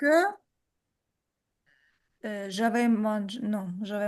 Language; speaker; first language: French; non-native, learner; Ukrainian